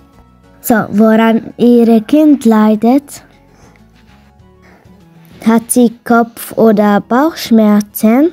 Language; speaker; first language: German; non-native, learner; Arabic